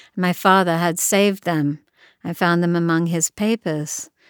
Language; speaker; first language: English; native; English